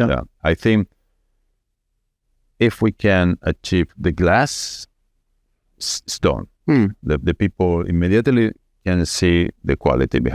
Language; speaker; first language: English; non-native, fluent; Spanish